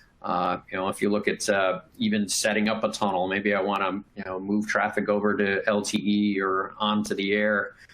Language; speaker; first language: English; native; English